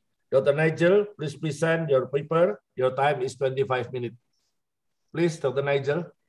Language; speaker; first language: English; non-native, fluent; Indonesian